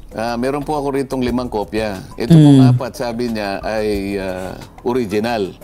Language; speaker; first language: Filipino; non-native, local second language; Masbatenyo